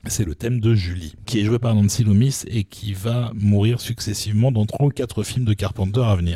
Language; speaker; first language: French; native; French